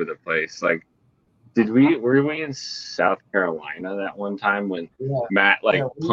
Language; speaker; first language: English; native; English